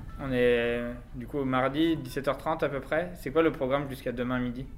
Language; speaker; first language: French; native; French